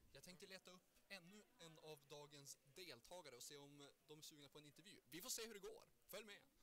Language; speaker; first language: Swedish; native; Swedish